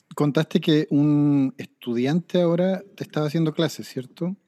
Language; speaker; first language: Spanish; native; Spanish